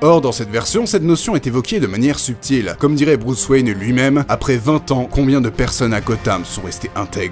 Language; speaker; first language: French; native; French